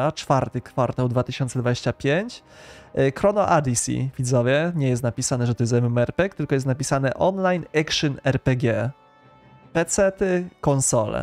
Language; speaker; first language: Polish; native; Polish